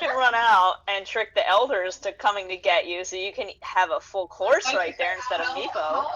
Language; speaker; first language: English; native; English